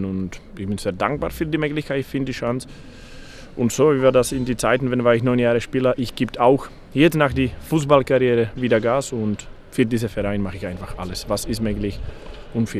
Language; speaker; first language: German; non-native, fluent; Slovak